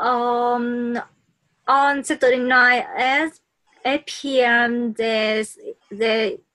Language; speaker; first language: English; non-native, learner; Vietnamese